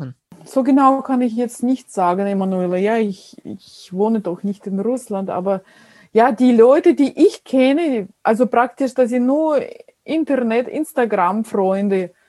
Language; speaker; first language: German; non-native, fluent; Russian